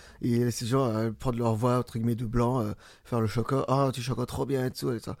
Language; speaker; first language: French; early bilingual, other home language; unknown